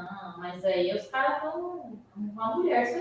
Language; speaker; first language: Portuguese; native; Portuguese